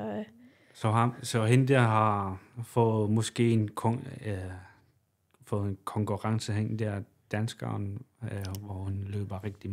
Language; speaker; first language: Danish; non-native, local second language; Kalaallisut